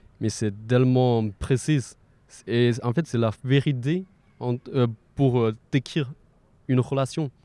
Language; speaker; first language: French; non-native, fluent; Chinese